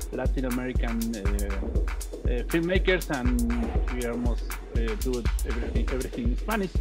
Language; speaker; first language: English; non-native, learner; Spanish